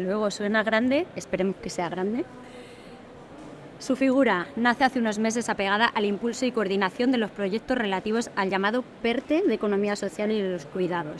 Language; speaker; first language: Spanish; native; Spanish